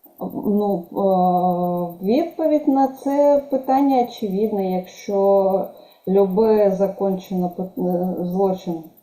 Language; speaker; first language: Ukrainian; non-native, learner; Russian